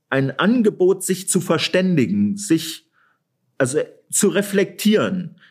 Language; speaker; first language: German; native; German